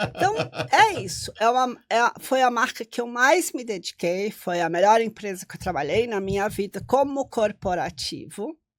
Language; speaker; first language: Portuguese; non-native, local second language; German